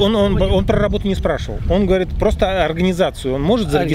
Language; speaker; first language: Russian; native; Russian